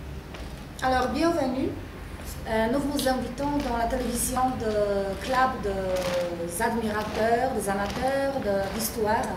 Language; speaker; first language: French; non-native, fluent; Polish